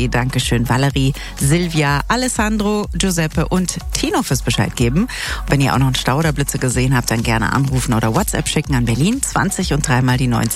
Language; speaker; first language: German; native; German